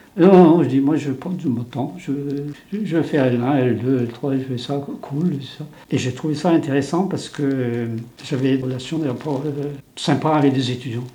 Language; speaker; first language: French; non-native, local second language; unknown